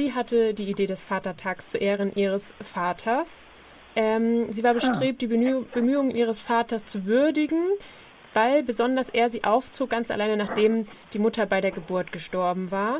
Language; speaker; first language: German; native; German